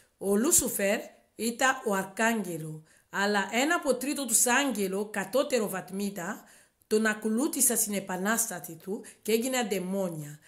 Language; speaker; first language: Greek; non-native, learner; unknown